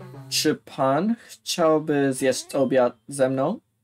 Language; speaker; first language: Polish; non-native, learner; English